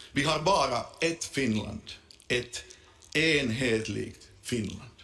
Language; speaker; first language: Swedish; non-native, local second language; Finnish